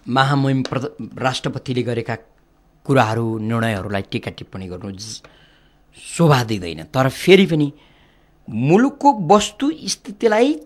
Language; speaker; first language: Nepali; native; Nepali